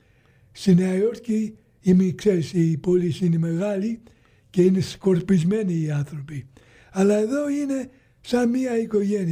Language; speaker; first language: Greek; early bilingual, other home language; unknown